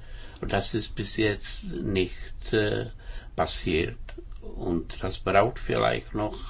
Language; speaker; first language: German; non-native, fluent; Czech